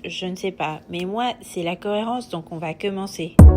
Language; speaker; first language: French; non-native, fluent; Spanish